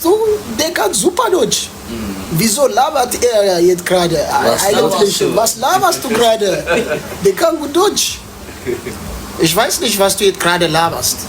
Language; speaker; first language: German; non-native, learner; Amharic